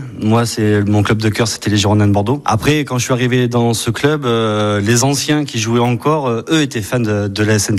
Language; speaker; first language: French; native; French